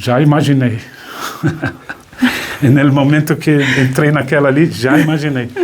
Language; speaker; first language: Spanish; non-native, learner; Portuguese